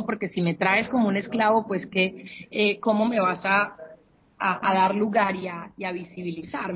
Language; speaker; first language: Spanish; native; Spanish